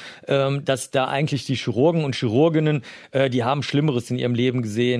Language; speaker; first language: German; native; German